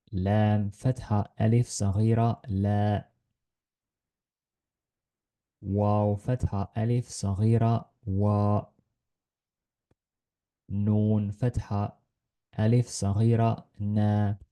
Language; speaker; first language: Arabic; non-native, fluent; Estonian